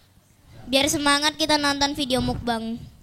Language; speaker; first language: Indonesian; native; Indonesian